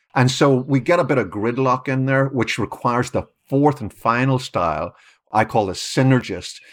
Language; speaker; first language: English; native; English